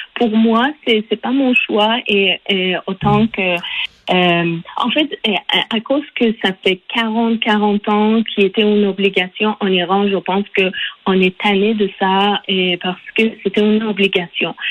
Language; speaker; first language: French; non-native, local second language; Persian